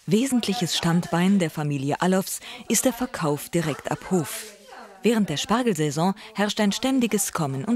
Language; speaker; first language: German; native; German